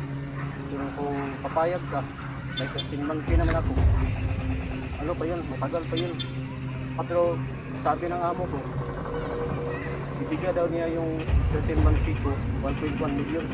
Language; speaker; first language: Filipino; non-native, local second language; Cebuano